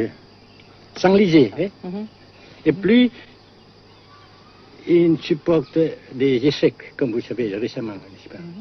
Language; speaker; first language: French; non-native, fluent; Vietnamese